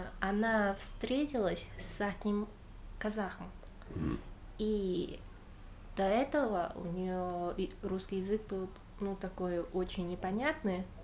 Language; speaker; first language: Russian; non-native, fluent; Chinese